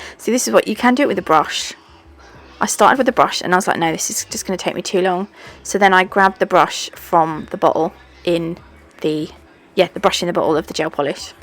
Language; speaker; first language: English; native; English